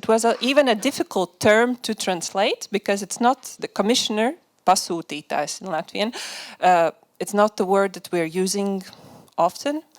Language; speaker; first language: English; non-native, fluent; Latvian